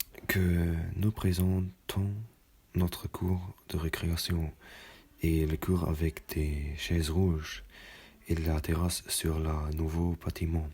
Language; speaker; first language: French; non-native, learner; German